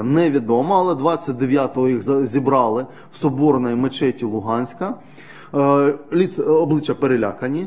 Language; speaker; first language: Ukrainian; native; Ukrainian